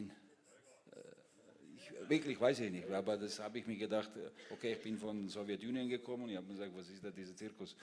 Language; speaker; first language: German; non-native, fluent; Russian